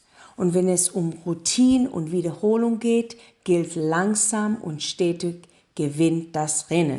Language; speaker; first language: German; non-native, learner; English